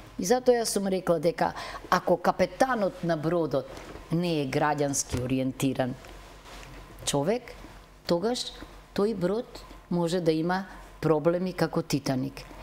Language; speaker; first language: Macedonian; native; Macedonian